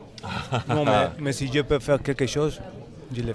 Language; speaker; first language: French; non-native, learner; Spanish